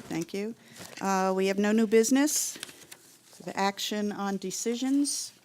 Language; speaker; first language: English; native; English